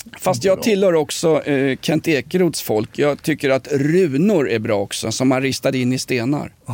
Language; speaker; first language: Swedish; native; Swedish